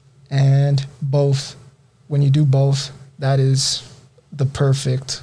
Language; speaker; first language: English; native; English